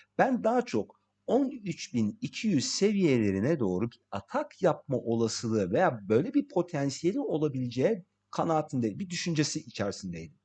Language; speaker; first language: Turkish; early bilingual, heritage; English